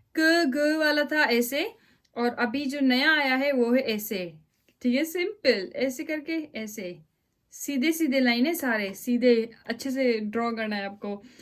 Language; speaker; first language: Urdu; native; Urdu